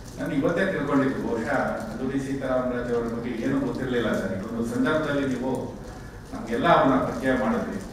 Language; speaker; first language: Kannada; native; Kannada